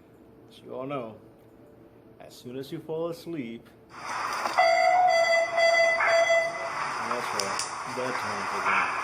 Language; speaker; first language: English; native; English